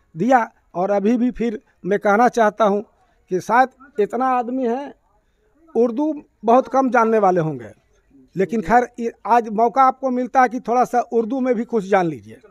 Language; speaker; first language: Hindi; native; Hindi